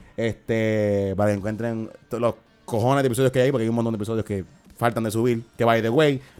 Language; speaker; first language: Spanish; native; Spanish